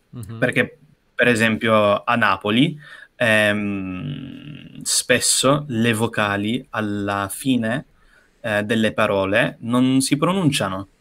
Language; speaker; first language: Italian; non-native, fluent; English